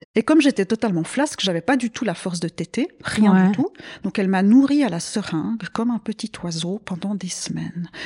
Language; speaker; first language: French; native; French